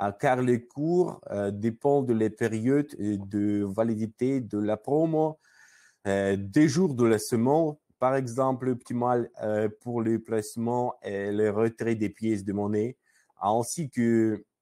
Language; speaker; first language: French; non-native, learner; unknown